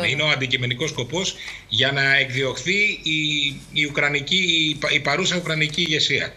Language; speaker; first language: Greek; native; Greek